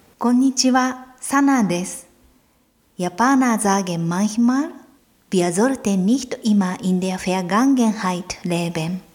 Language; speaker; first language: German; non-native, fluent; Japanese